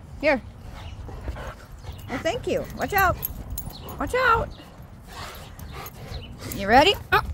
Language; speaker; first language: English; native; English